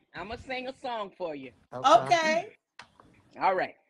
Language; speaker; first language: English; native; English